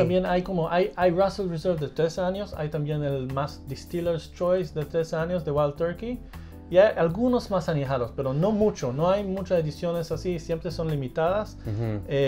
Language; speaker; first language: Spanish; early bilingual, heritage; Spanish